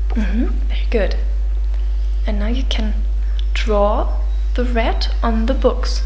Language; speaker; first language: English; non-native, fluent; German